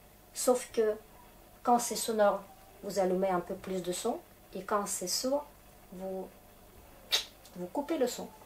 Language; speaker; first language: French; non-native, fluent; Russian